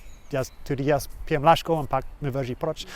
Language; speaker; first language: Slovenian; non-native, learner; English